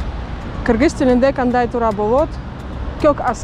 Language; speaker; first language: Kyrgyz; non-native, learner; Russian